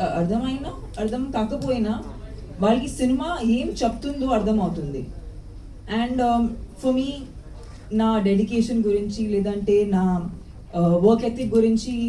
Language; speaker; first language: Telugu; non-native, local second language; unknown